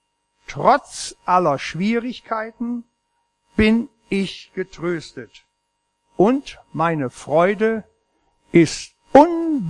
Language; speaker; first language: German; native; German